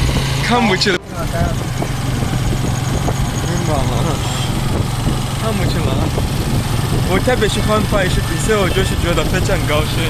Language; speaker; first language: Chinese; non-native, fluent; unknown